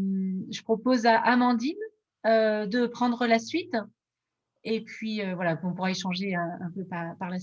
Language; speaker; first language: French; native; French